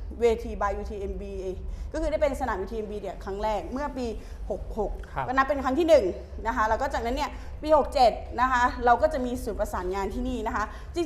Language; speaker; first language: Thai; native; Thai